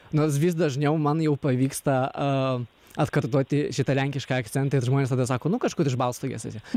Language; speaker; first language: Lithuanian; non-native, local second language; Polish